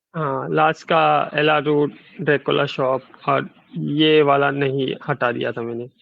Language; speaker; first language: Hindi; non-native, local second language; Gujarati